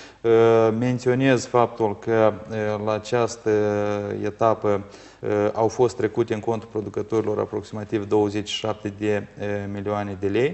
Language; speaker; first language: Romanian; native; Romanian